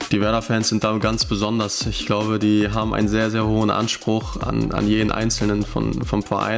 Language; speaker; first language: German; native; German